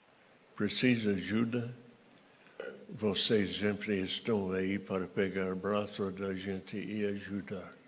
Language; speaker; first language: Portuguese; non-native, fluent; English